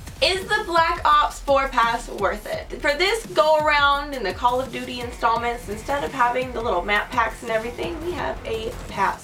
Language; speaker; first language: English; native; English